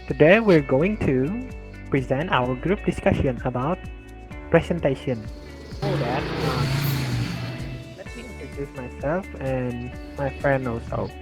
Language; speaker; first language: English; non-native, learner; Indonesian